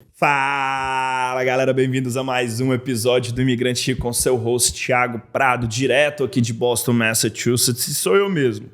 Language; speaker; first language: Portuguese; native; Portuguese